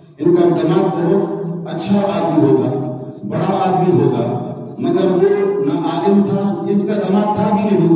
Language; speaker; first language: Urdu; non-native, local second language; Pashto